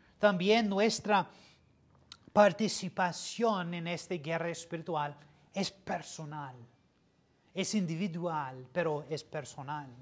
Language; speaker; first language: Spanish; non-native, fluent; English